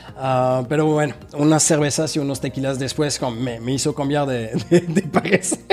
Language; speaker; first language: Spanish; non-native, fluent; French